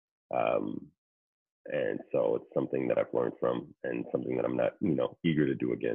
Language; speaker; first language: English; native; English